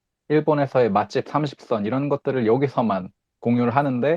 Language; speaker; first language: Korean; native; Korean